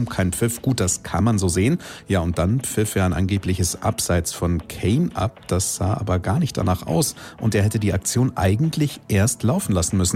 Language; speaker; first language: German; native; German